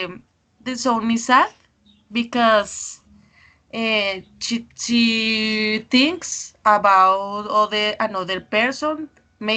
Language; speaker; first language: English; non-native, learner; Spanish